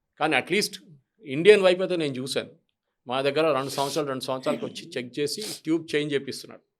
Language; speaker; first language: Telugu; non-native, local second language; Malayalam